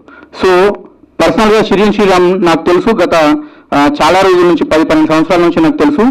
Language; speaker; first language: Telugu; native; Telugu